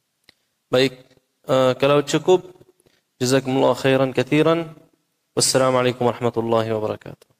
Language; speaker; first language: Indonesian; non-native, fluent; Arabic